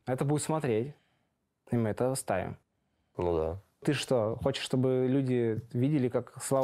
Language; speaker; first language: Russian; native; Russian